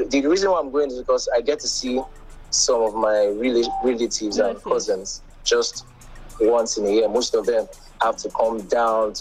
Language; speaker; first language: English; non-native, local second language; Igbo